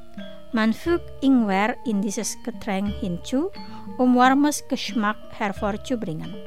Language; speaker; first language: German; non-native, fluent; Indonesian